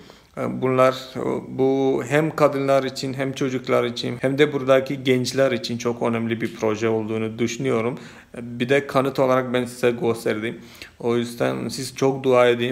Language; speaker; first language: Turkish; non-native, fluent; Malayalam